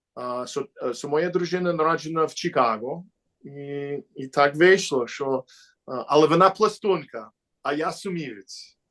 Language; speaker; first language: Ukrainian; early bilingual, heritage; Ukrainian